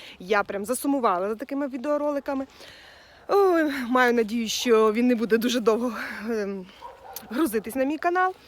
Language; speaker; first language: Ukrainian; non-native, local second language; Russian